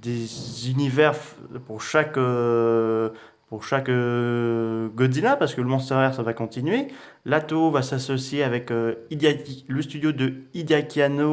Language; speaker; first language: French; native; French